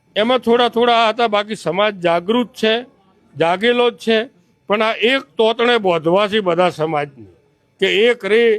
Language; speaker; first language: Gujarati; native; Gujarati